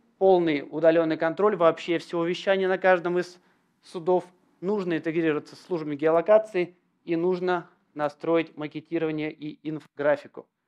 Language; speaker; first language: Russian; native; Russian